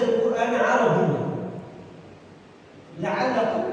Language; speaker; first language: Indonesian; non-native, local second language; Javanese